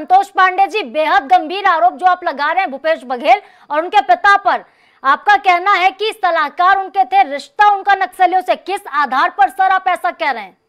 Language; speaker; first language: Hindi; native; Hindi